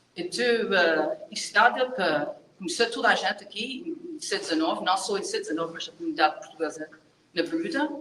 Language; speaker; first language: Portuguese; early bilingual, heritage; Portuguese